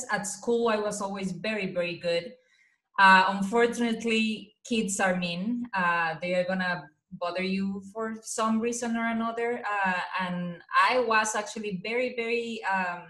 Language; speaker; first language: English; non-native, fluent; Spanish